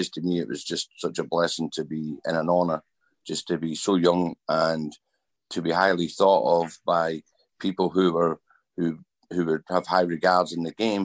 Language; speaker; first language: English; native; English